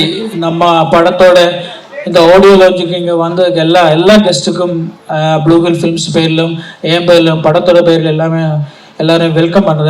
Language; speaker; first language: Tamil; non-native, learner; Malayalam